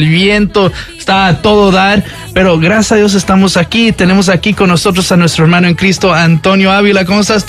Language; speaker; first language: Spanish; early bilingual, heritage; Spanish